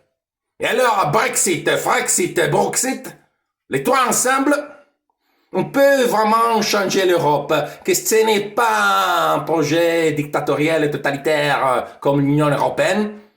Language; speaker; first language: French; non-native, fluent; Italian